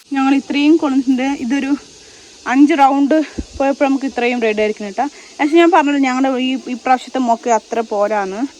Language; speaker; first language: Malayalam; native; Malayalam